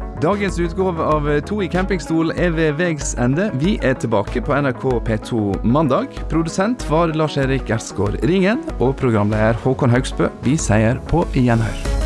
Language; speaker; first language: Norwegian; native; Norwegian